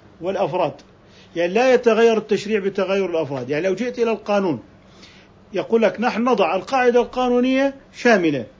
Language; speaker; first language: Arabic; native; Arabic